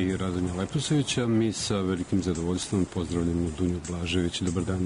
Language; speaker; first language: Croatian; native; Croatian